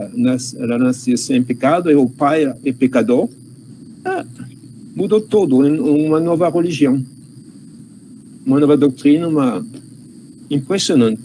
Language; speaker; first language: Portuguese; non-native, fluent; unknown